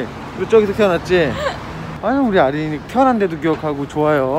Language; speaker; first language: Korean; native; Korean